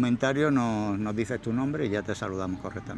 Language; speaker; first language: Spanish; native; Spanish